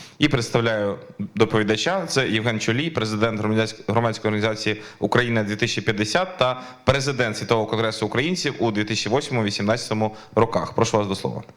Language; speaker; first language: Ukrainian; native; Ukrainian